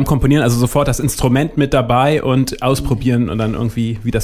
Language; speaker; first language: German; native; German